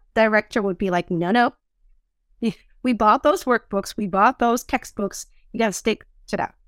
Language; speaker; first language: English; non-native, fluent; Dutch